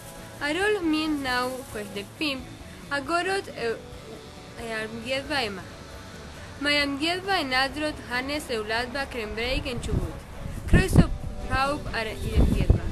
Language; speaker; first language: Welsh; non-native, learner; Spanish